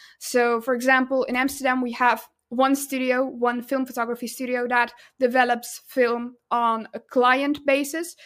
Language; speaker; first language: English; non-native, fluent; Russian